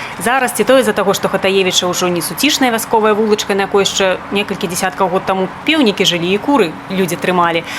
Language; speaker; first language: Belarusian; native; Belarusian